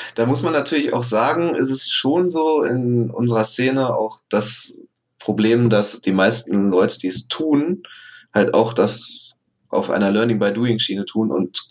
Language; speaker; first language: German; native; German